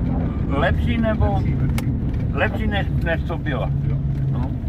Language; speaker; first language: Czech; non-native, learner; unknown